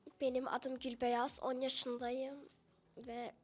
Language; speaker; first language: Turkish; early bilingual, other home language; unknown